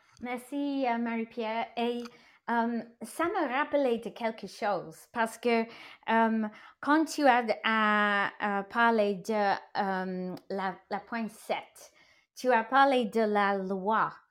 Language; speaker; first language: French; non-native, learner; English